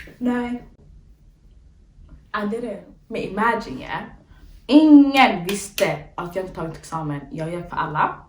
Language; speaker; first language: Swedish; early bilingual, other home language; Somali